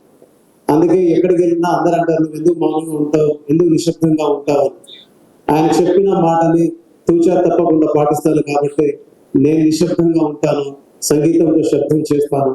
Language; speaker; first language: Telugu; native; Telugu